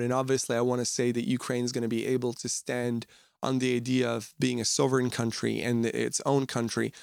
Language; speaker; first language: English; non-native, fluent; Russian